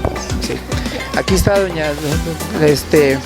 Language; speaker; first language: Spanish; native; Spanish